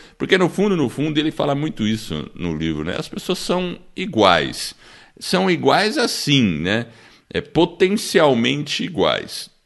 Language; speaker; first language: Portuguese; early bilingual, other home language; English